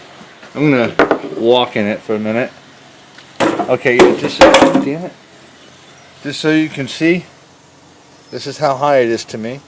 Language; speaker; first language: English; native; English